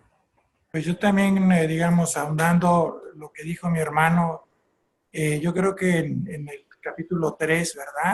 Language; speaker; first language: Spanish; native; Spanish